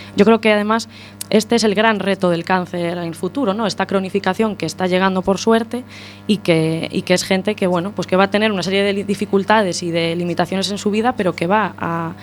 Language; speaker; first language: Spanish; native; Spanish